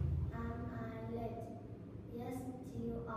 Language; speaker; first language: English; non-native, learner; Vietnamese